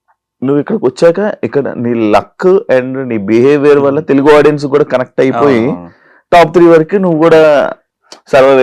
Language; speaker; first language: Telugu; native; Telugu